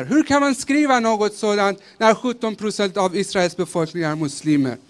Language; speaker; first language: Swedish; early bilingual, other home language; Persian